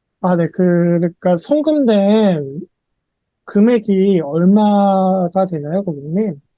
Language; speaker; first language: Korean; native; Korean